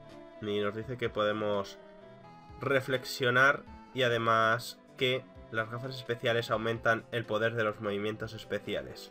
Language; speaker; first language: Spanish; native; Spanish